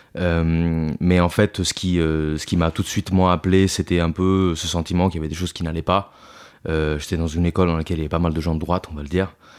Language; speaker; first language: French; non-native, fluent; Italian